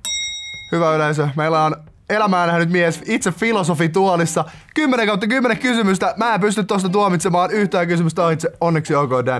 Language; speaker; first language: Finnish; native; Finnish